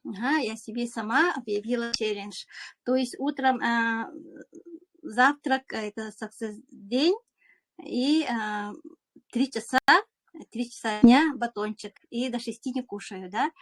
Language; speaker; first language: Russian; non-native, local second language; Yakut